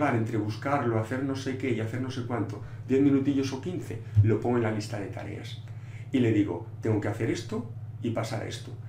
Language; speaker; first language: Spanish; non-native, local second language; Galician